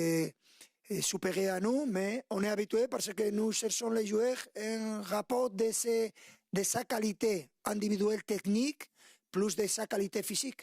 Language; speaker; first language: French; non-native, fluent; Spanish